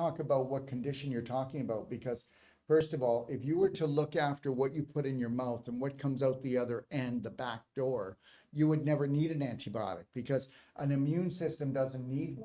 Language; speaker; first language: English; native; English